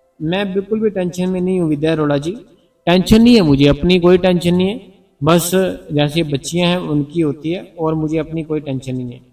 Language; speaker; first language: Hindi; non-native, local second language; Punjabi